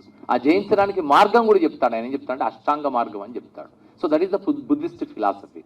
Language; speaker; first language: Telugu; native; Telugu